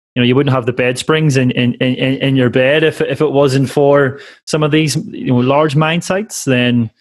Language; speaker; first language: English; native; English